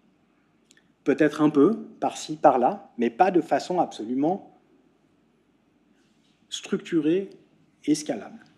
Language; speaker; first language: French; native; French